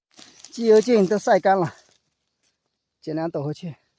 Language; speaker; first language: Chinese; native; Chinese